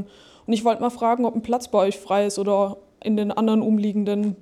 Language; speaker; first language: German; native; German